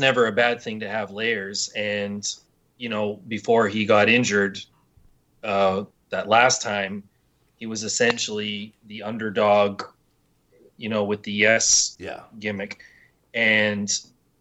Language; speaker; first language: English; native; English